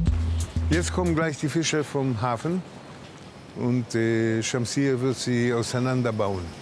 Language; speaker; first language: German; early bilingual, heritage; German